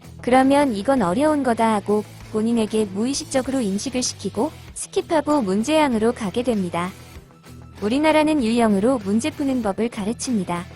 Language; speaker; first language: Korean; native; Korean